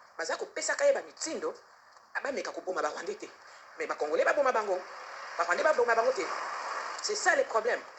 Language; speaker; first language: Lingala; non-native, local second language; Kituba (Democratic Republic of Congo)